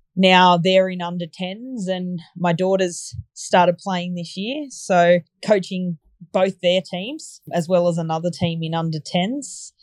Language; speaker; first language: English; native; English